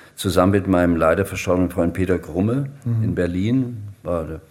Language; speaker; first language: German; native; German